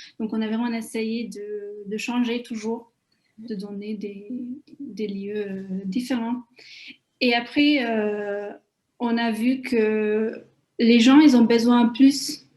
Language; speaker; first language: French; non-native, fluent; Hungarian